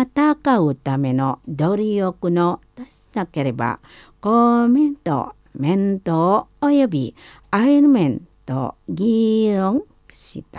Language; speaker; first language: Japanese; non-native, learner; Indonesian